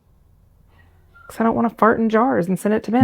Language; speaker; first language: English; native; English